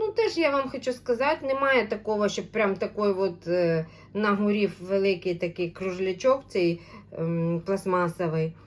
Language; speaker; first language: Ukrainian; non-native, local second language; Russian